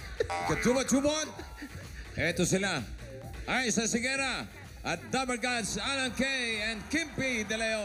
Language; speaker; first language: Filipino; native; Filipino